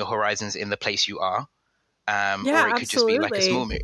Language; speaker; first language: English; native; English